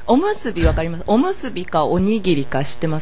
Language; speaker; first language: Japanese; native; Japanese